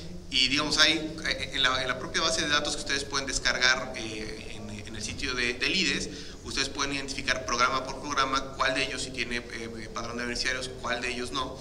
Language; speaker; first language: Spanish; native; Spanish